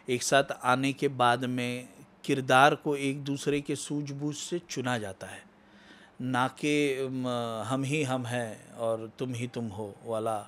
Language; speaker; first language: Hindi; non-native, local second language; Marathi